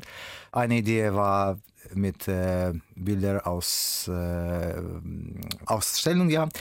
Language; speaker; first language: German; non-native, learner; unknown